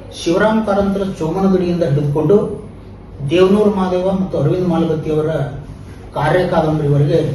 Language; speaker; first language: Kannada; non-native, local second language; Lambadi